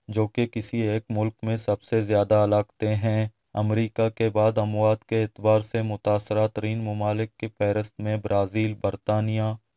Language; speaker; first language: Urdu; non-native, local second language; Baluchi